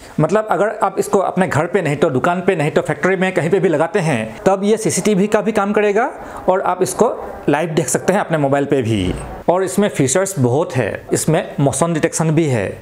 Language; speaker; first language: Hindi; non-native, local second language; Assamese